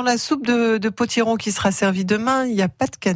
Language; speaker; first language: French; native; French